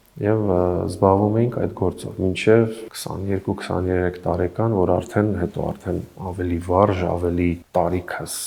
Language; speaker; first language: Armenian; early bilingual, heritage; Armenian